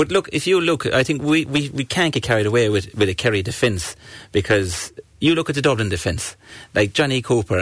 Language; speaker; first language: English; native; English